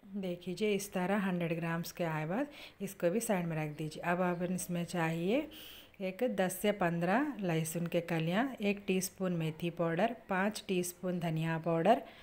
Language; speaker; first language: Hindi; non-native, local second language; Urdu